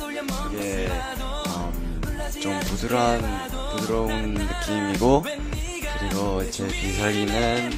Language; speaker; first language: Korean; non-native, fluent; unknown